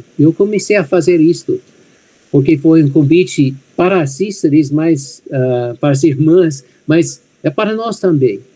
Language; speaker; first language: Portuguese; non-native, fluent; English